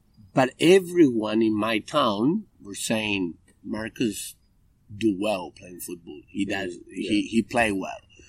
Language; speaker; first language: English; non-native, fluent; Spanish